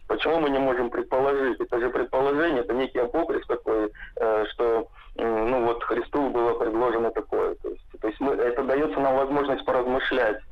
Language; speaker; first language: Russian; native; Russian